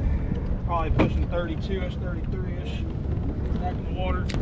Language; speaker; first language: English; native; English